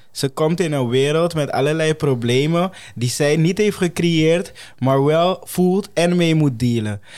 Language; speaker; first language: Dutch; non-native, fluent; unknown